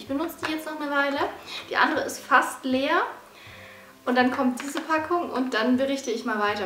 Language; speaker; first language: German; native; German